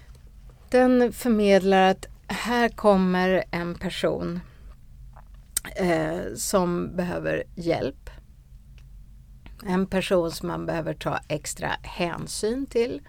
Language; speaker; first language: Swedish; native; Swedish